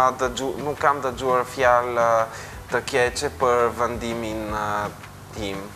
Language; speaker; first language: Albanian; non-native, fluent; Bulgarian